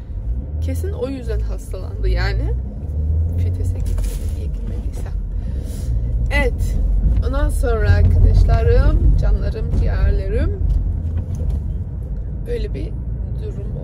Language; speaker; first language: Turkish; early bilingual, heritage; Turkish